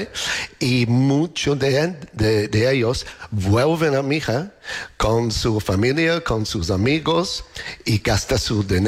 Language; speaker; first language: Spanish; non-native, learner; English